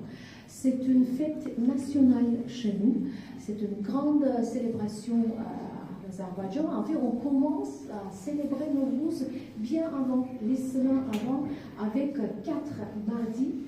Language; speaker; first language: French; non-native, fluent; Azerbaijani